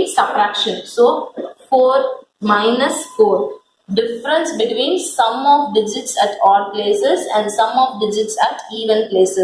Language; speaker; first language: English; non-native, local second language; Tamil